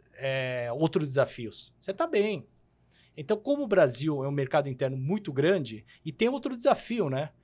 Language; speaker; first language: Portuguese; early bilingual, other home language; Korean